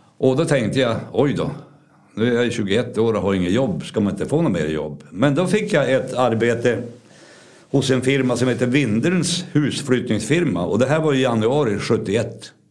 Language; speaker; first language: Swedish; native; Swedish